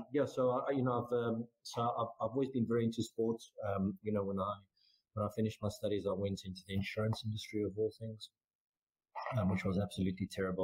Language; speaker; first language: English; native; English